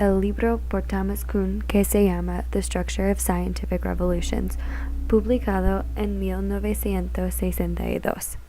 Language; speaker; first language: Spanish; non-native, learner; English